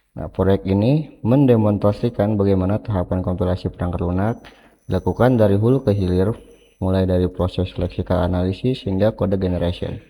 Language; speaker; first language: Indonesian; non-native, local second language; Sundanese